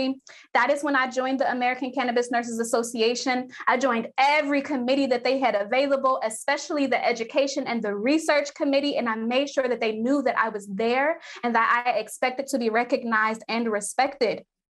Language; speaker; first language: English; native; English